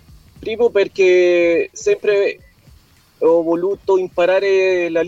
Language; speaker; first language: Italian; non-native, learner; Spanish